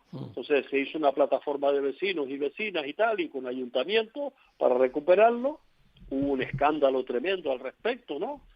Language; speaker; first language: Spanish; native; Spanish